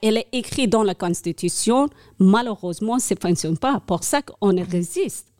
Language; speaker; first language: French; non-native, learner; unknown